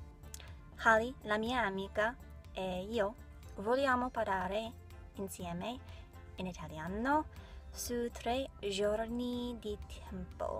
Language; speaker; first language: Italian; non-native, learner; English